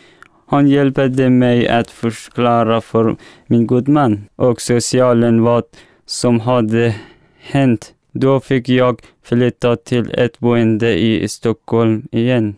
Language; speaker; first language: Swedish; non-native, learner; Persian